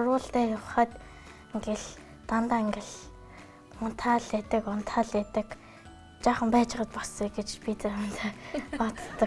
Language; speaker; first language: Mongolian; early bilingual, heritage; Mongolian